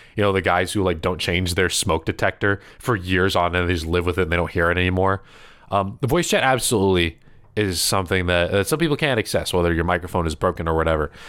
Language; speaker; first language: English; early bilingual, other home language; Filipino